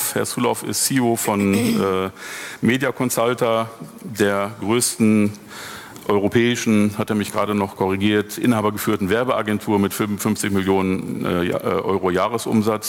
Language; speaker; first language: German; native; German